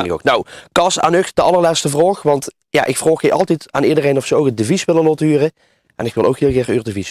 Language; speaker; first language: Dutch; native; Dutch